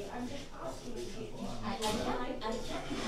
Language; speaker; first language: English; non-native, learner; French